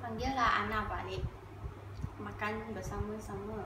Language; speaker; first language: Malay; non-native, local second language; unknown